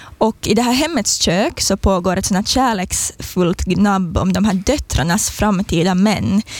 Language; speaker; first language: Swedish; native; Swedish